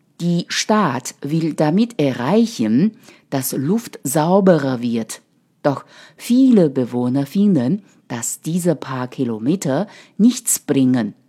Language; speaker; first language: German; non-native, fluent; Chinese